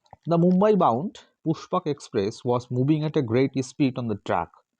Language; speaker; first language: English; non-native, local second language; Bangla